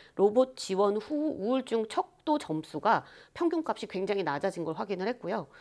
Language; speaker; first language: Korean; native; Korean